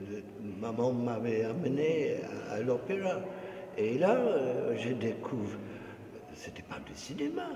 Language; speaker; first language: French; non-native, fluent; English